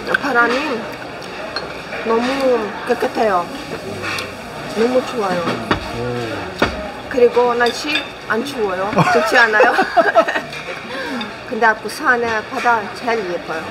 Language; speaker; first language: Korean; non-native, learner; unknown